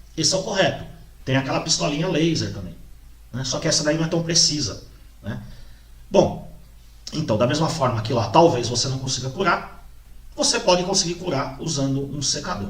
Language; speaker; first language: Portuguese; native; Portuguese